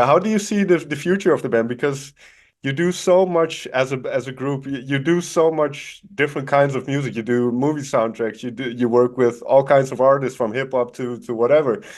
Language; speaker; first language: English; non-native, fluent; Dutch